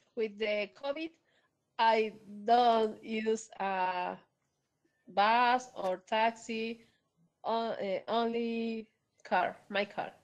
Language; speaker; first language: English; non-native, fluent; Spanish